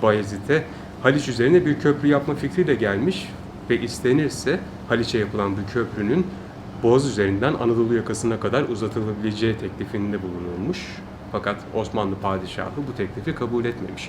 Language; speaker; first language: Turkish; native; Turkish